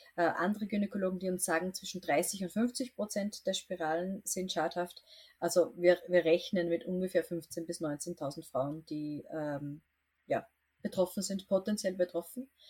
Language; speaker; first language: German; native; German